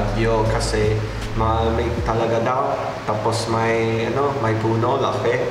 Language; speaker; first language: Filipino; non-native, learner; English